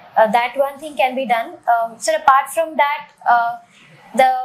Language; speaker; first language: English; non-native, local second language; Hindi